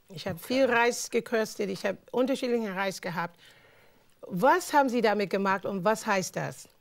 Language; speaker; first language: German; non-native, learner; English